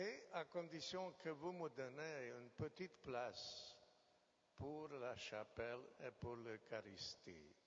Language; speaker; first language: French; non-native, fluent; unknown